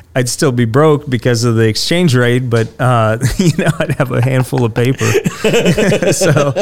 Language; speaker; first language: English; early bilingual, other home language; Russian